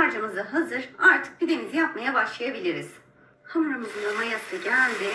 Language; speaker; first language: Turkish; native; Turkish